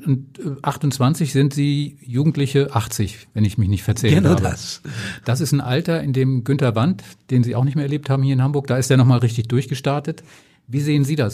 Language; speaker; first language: German; native; German